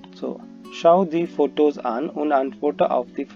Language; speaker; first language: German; non-native, learner; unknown